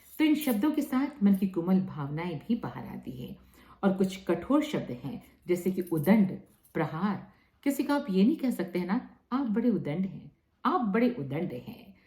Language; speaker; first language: Hindi; native; Hindi